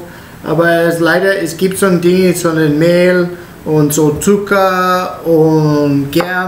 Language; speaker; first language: German; non-native, learner; Italian